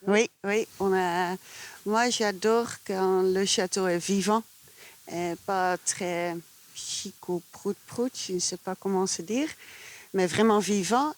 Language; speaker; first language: French; non-native, fluent; Dutch